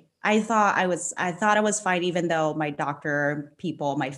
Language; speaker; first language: English; non-native, local second language; Filipino